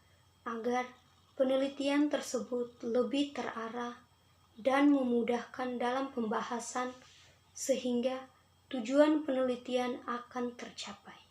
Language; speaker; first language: Indonesian; non-native, local second language; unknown